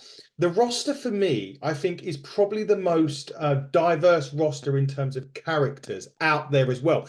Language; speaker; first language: English; native; English